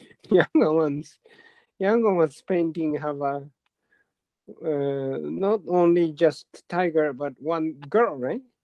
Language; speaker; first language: English; non-native, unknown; Japanese